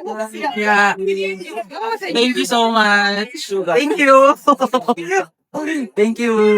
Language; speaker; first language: English; non-native, local second language; Filipino